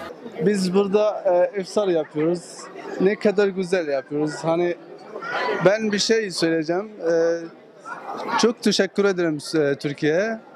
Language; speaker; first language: Turkish; non-native, learner; Arabic